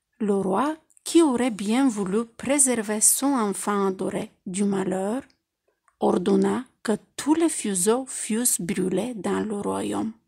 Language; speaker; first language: French; non-native, fluent; Bulgarian